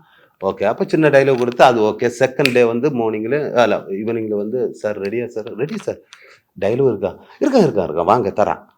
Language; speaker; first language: Tamil; non-native, learner; Malayalam